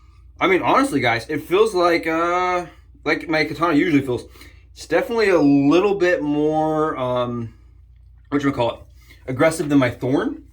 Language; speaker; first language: English; native; English